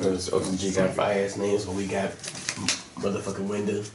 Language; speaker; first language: English; native; English